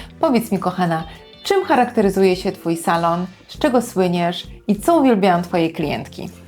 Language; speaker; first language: Polish; native; Polish